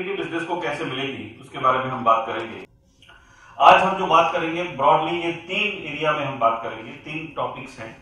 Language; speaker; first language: Hindi; non-native, local second language; Gujarati